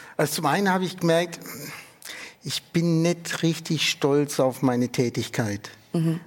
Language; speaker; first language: German; native; German